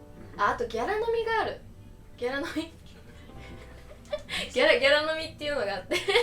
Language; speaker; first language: Japanese; native; Japanese